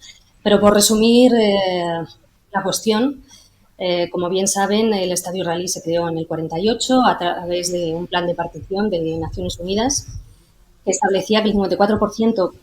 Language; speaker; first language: Spanish; native; Spanish